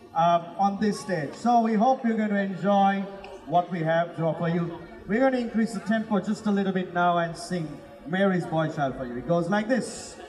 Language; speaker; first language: English; non-native, local second language; Sinhala